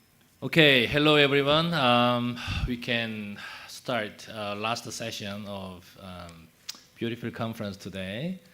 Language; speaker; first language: English; non-native, fluent; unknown